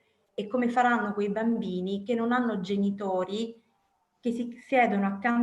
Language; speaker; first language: Italian; native; Italian